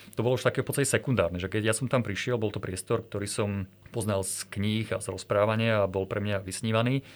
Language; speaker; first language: Slovak; native; Slovak